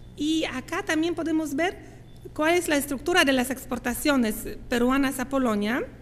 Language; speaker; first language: Spanish; non-native, fluent; Polish